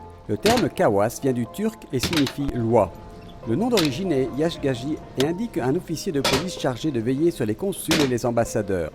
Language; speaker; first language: French; native; French